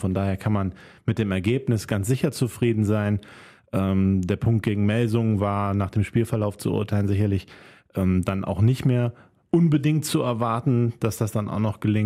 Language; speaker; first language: German; native; German